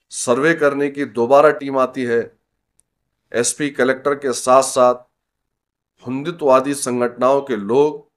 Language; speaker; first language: Urdu; native; Urdu